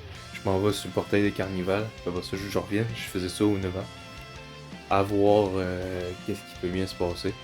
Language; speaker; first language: French; native; French